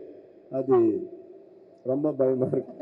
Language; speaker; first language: Tamil; non-native, learner; Telugu